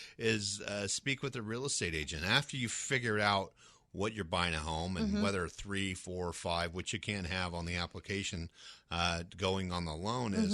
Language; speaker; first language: English; native; English